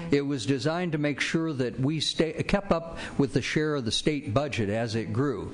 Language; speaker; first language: English; native; English